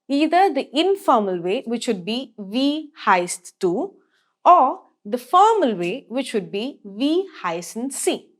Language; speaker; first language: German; non-native, fluent; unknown